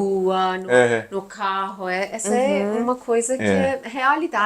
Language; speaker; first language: Portuguese; non-native, learner; Persian